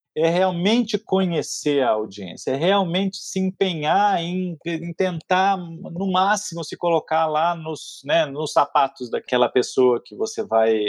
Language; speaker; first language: Portuguese; native; Portuguese